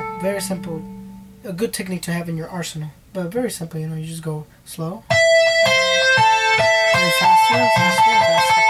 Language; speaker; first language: English; early bilingual, other home language; Spanish